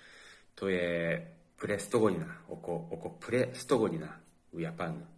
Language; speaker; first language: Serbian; non-native, fluent; Japanese